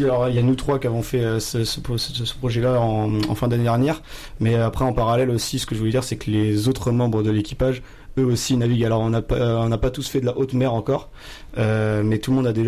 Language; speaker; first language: French; native; French